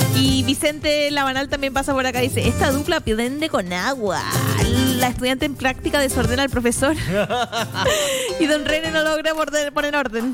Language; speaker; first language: Spanish; native; Spanish